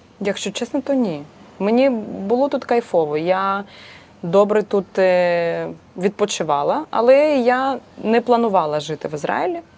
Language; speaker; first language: Ukrainian; non-native, local second language; Russian